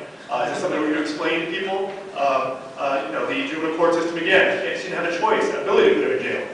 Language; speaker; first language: English; native; English